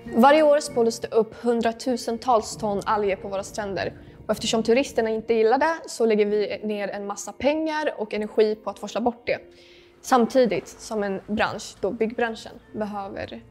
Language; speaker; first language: Swedish; early bilingual, other home language; Arabic